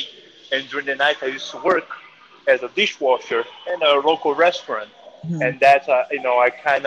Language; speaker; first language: English; non-native, fluent; Portuguese